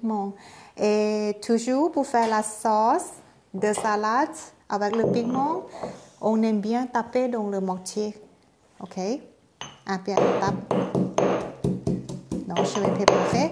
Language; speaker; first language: French; non-native, learner; Thai